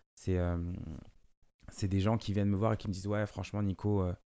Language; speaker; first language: French; non-native, local second language; Lingala